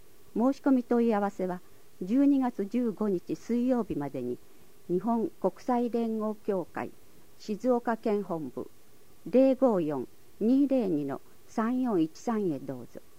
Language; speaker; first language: Japanese; native; Japanese